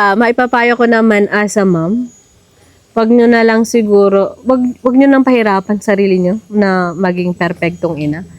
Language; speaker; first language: Filipino; native; Filipino